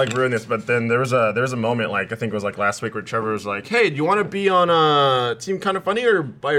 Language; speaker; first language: English; native; English